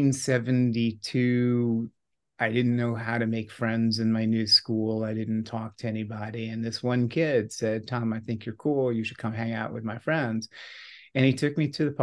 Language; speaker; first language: English; native; English